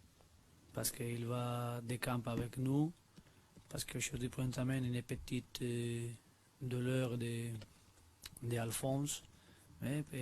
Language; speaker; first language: French; non-native, learner; Spanish